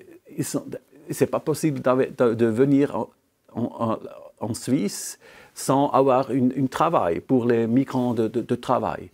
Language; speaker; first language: French; non-native, local second language; German